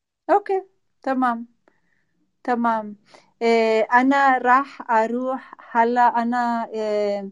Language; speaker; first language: Arabic; non-native, learner; Spanish